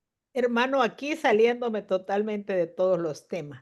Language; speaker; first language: Spanish; native; Spanish